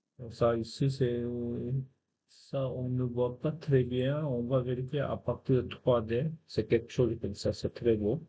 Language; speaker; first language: French; non-native, fluent; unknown